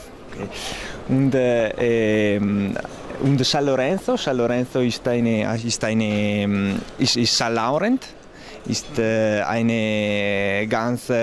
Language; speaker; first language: German; non-native, learner; Italian